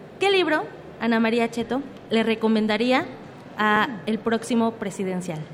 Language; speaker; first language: Spanish; native; Spanish